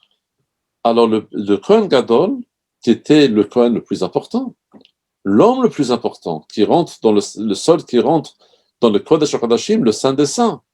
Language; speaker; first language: French; native; French